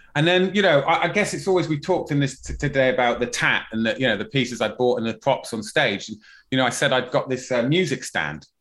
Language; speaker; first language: English; native; English